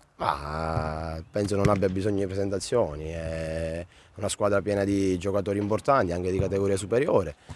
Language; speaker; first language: Italian; native; Italian